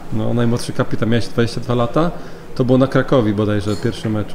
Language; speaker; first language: Polish; native; Polish